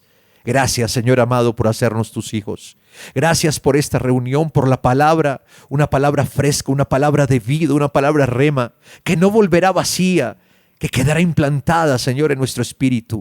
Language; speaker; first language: Spanish; native; Spanish